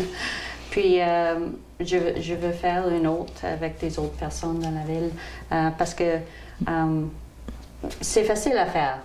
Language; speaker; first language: French; non-native, local second language; English